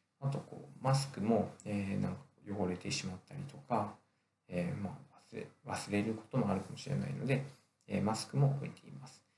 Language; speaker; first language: Japanese; native; Japanese